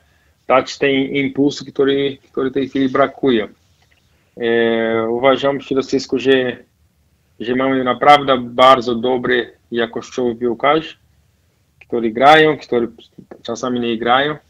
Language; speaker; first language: Polish; non-native, fluent; Portuguese